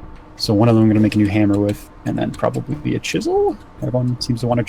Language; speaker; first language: English; native; English